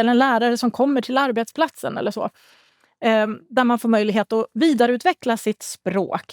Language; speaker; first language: Swedish; native; Swedish